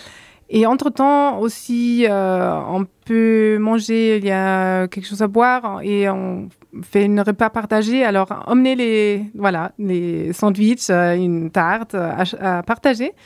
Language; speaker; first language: French; non-native, fluent; German